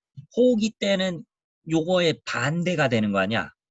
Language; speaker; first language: Korean; native; Korean